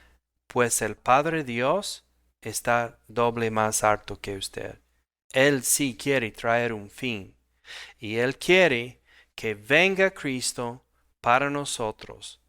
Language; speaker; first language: Spanish; non-native, fluent; English